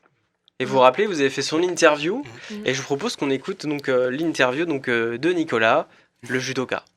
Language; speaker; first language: French; native; French